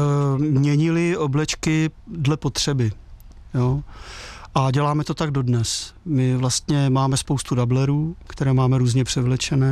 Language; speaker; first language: Czech; native; Czech